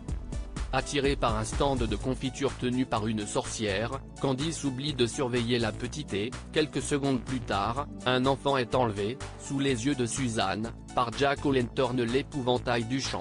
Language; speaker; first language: French; native; French